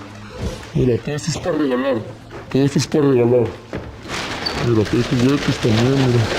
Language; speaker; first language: Spanish; native; Spanish